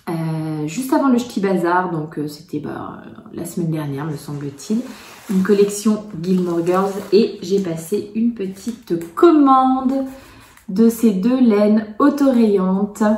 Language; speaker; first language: French; native; French